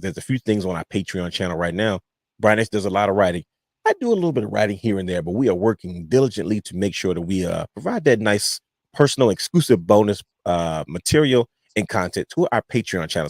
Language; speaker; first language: English; native; English